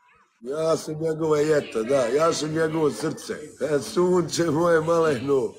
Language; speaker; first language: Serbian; early bilingual, heritage; Bosnian